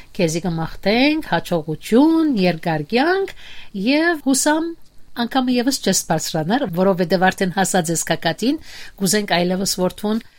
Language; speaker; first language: Armenian; early bilingual, heritage; Armenian